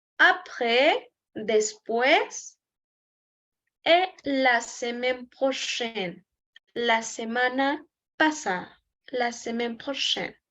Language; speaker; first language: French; non-native, fluent; Spanish